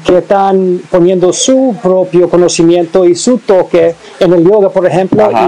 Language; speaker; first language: Spanish; non-native, fluent; English